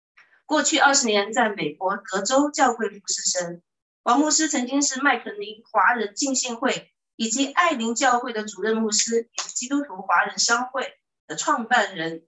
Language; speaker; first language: Chinese; native; Chinese